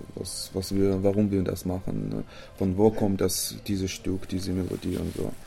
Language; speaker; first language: German; non-native, fluent; Romanian